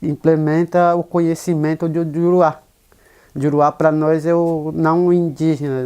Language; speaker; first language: Portuguese; non-native, local second language; Guarani